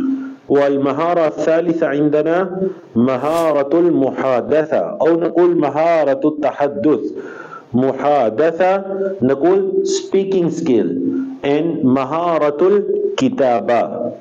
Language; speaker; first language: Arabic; non-native, fluent; Urdu